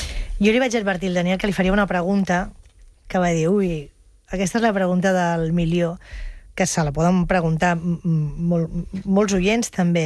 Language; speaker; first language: Catalan; native; Catalan